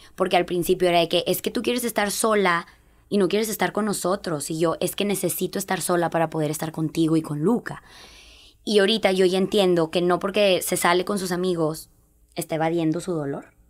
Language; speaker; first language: Spanish; native; Spanish